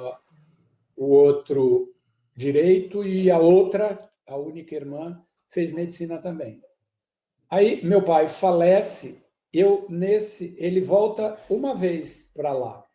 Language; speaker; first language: Portuguese; early bilingual, other home language; Guarani